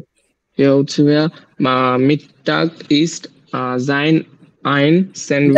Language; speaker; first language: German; non-native, learner; Bangla